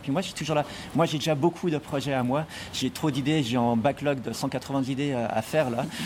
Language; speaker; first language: French; native; French